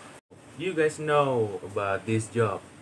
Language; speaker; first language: English; non-native, learner; Indonesian